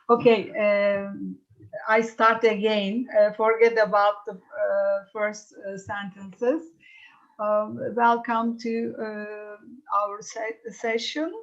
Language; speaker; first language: English; non-native, fluent; Turkish